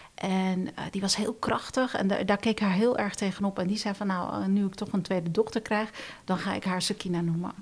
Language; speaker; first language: Dutch; early bilingual, other home language; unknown